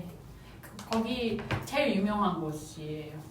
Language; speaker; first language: Korean; non-native, fluent; Japanese